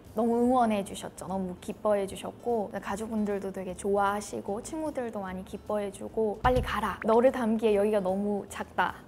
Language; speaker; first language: Korean; non-native, fluent; Burmese